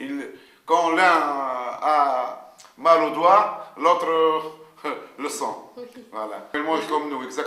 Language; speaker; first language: French; non-native, local second language; Arabic